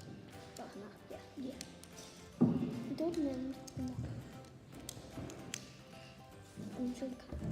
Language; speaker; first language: Welsh; non-native, local second language; English